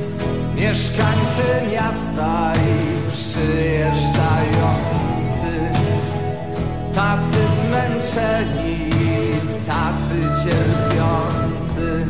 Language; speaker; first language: Polish; native; Polish